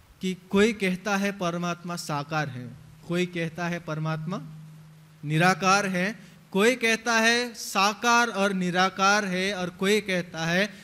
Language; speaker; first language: Hindi; native; Hindi